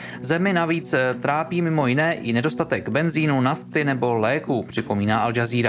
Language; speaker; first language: Czech; native; Czech